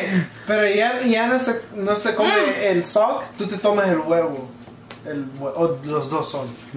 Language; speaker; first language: Spanish; early bilingual, heritage; Spanish